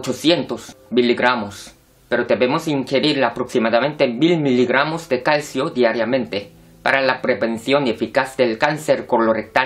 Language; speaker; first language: Spanish; non-native, fluent; Korean